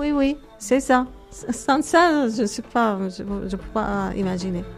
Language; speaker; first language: French; non-native, learner; Arabic